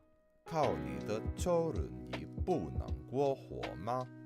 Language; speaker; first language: Chinese; non-native, learner; English